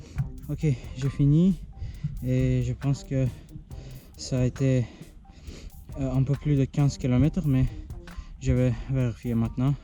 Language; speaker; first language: French; non-native, learner; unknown